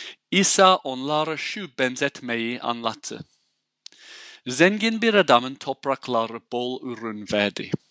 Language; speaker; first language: Turkish; non-native, fluent; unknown